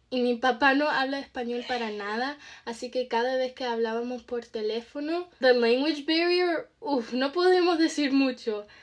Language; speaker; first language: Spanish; early bilingual, heritage; Spanish